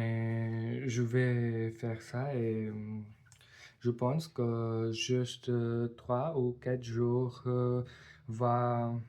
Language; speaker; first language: French; non-native, learner; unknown